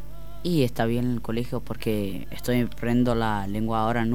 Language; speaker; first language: Spanish; non-native, learner; Arabic